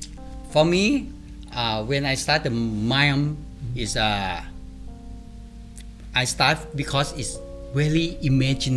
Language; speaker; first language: English; non-native, learner; Thai